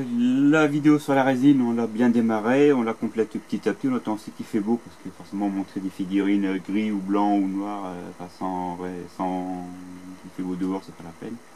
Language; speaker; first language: French; native; French